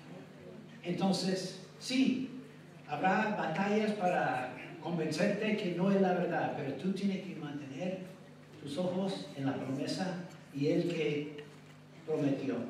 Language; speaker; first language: Spanish; non-native, fluent; English